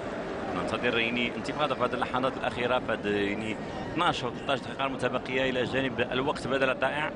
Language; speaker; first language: Arabic; native; Arabic